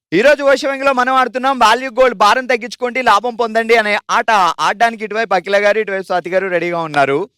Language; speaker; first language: Telugu; native; Telugu